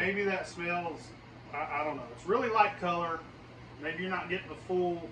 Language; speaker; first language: English; native; English